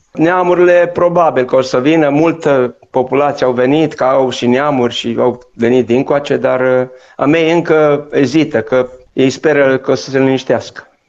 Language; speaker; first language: Romanian; non-native, local second language; Ukrainian